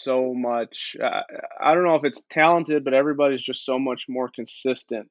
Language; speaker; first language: English; native; English